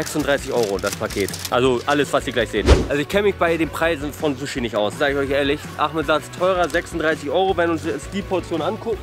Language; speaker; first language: German; native; German